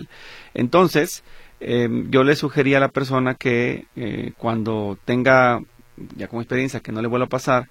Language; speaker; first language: Spanish; native; Spanish